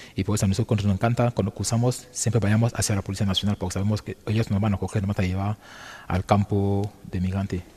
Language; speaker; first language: Spanish; non-native, fluent; French